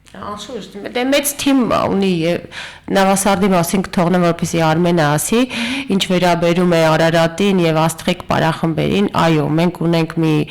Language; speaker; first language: Armenian; native; Armenian